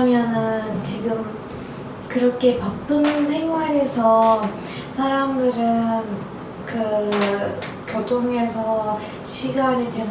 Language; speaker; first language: Korean; non-native, learner; Turkish